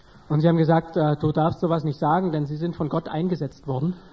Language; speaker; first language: German; native; German